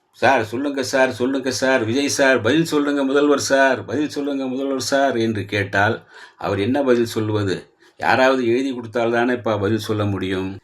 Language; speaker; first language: Tamil; native; Tamil